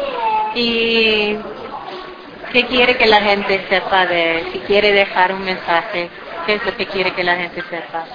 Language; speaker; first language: Spanish; non-native, fluent; English